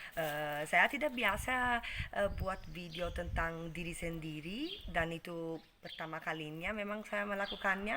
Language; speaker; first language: Indonesian; non-native, fluent; Italian